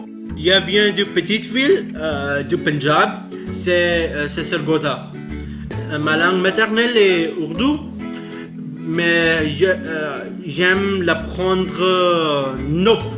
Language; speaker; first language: French; non-native, learner; Urdu